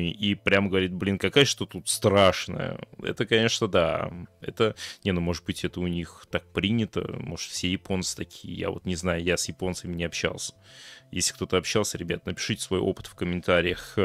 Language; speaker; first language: Russian; native; Russian